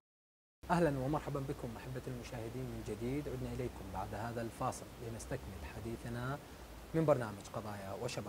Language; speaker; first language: Arabic; native; Arabic